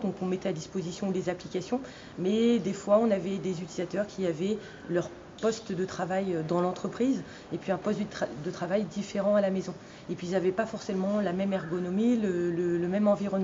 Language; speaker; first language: French; native; French